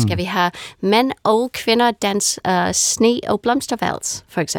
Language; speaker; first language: Danish; non-native, fluent; English